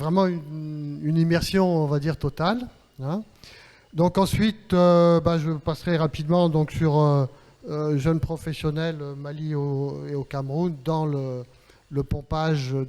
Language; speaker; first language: French; native; French